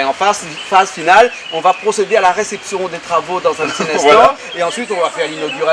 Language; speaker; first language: French; native; French